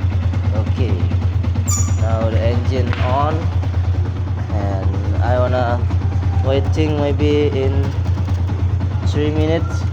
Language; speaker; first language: English; non-native, learner; Indonesian